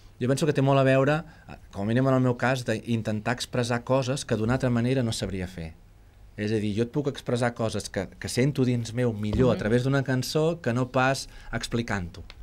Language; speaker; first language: Catalan; native; Catalan